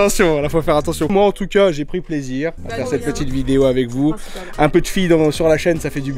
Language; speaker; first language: French; native; French